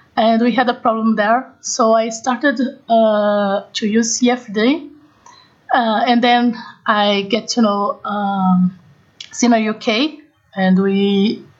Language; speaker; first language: English; non-native, fluent; Portuguese